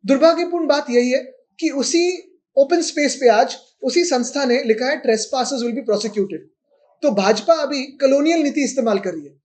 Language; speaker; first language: Hindi; non-native, local second language; Marathi